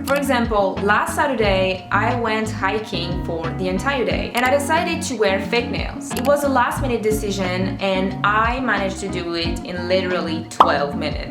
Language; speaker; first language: English; non-native, fluent; French